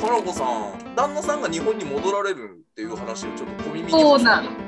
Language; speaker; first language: Japanese; native; Japanese